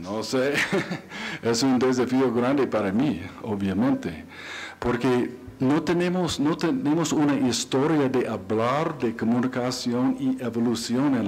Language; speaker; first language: Spanish; non-native, learner; English